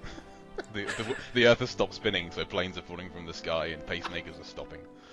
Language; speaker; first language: English; native; English